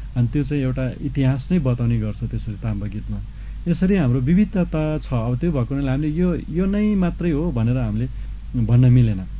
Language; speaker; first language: Nepali; non-native, local second language; Eastern Tamang